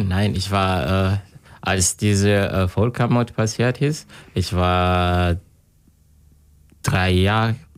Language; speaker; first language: German; non-native, learner; Kinyarwanda